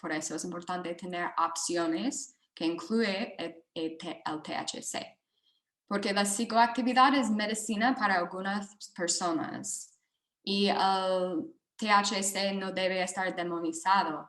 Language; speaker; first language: Spanish; non-native, fluent; English